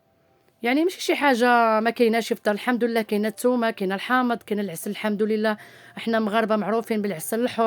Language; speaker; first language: Arabic; native; Arabic